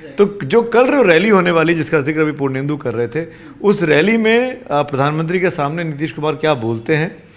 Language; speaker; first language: Hindi; native; Hindi